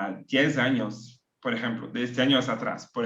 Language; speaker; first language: Spanish; non-native, learner; Portuguese